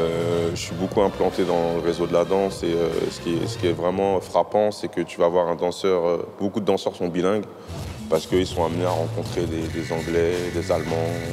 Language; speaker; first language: French; native; French